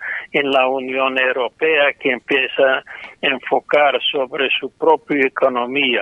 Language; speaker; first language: Spanish; non-native, fluent; English